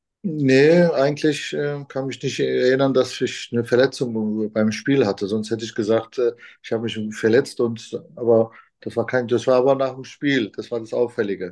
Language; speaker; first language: German; non-native, fluent; Turkish